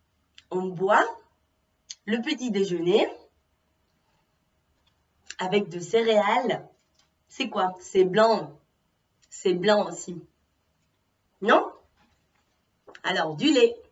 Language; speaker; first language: French; non-native, fluent; Spanish